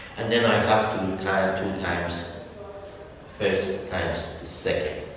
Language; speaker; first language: English; non-native, fluent; Persian